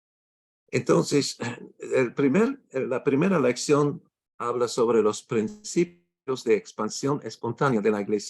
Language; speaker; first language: Spanish; non-native, fluent; English